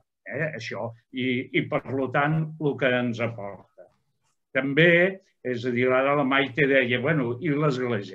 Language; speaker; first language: Catalan; native; Catalan